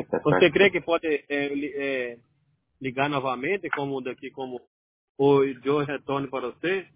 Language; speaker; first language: Spanish; non-native, learner; Portuguese